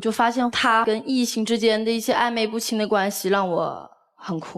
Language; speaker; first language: Chinese; native; Chinese